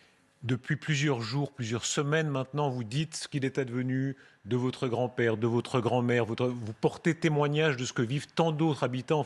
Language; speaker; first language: French; native; French